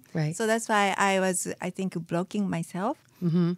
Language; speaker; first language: English; non-native, fluent; Japanese